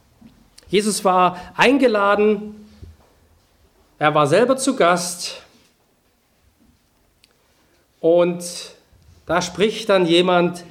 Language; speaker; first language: German; native; German